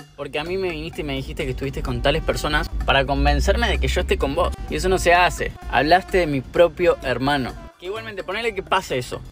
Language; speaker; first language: Spanish; native; Spanish